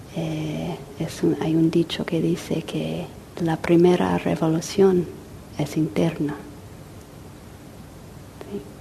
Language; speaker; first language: Spanish; non-native, fluent; English